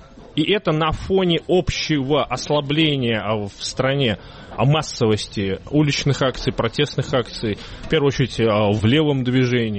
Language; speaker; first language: Russian; native; Russian